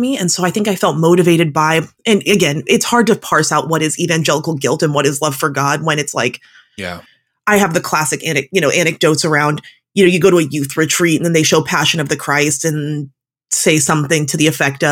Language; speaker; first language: English; native; English